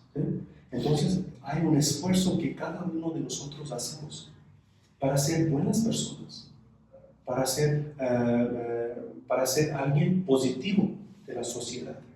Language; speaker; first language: Spanish; non-native, fluent; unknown